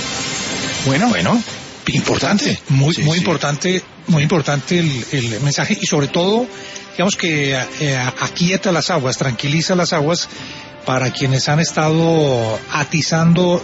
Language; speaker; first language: Spanish; native; Spanish